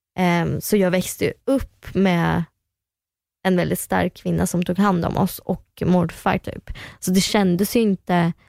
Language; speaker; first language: Swedish; early bilingual, other home language; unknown